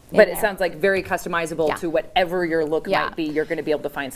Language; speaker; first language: English; native; English